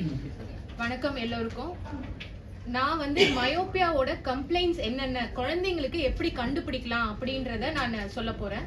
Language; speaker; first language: Tamil; native; Tamil